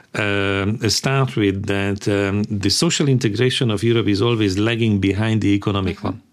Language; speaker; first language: English; non-native, fluent; Hungarian